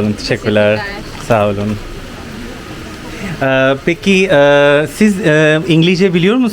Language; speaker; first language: Turkish; non-native, learner; Urdu